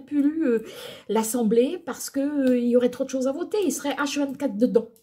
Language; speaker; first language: French; native; French